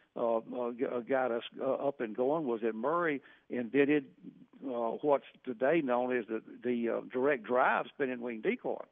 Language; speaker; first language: English; native; English